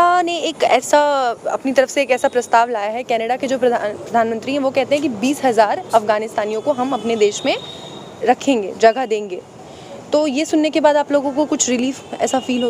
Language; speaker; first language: Hindi; native; Hindi